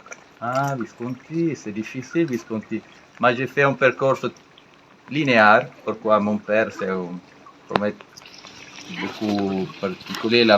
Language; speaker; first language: French; non-native, learner; Italian